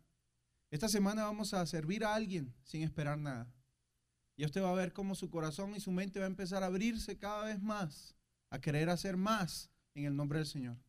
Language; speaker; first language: Spanish; native; Spanish